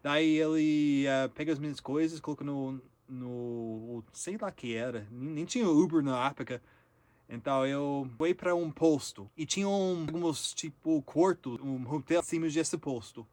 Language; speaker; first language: Portuguese; non-native, learner; English